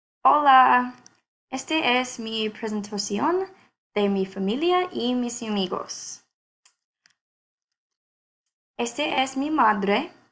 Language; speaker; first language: Spanish; non-native, learner; English